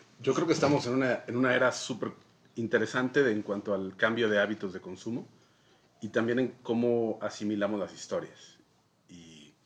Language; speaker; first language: Spanish; native; Spanish